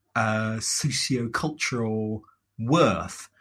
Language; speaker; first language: English; native; English